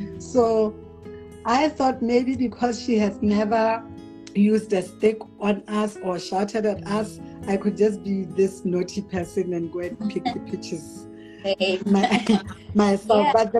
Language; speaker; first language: English; non-native, local second language; Tswana